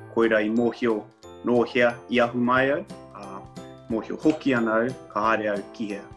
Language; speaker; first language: Māori; non-native, local second language; English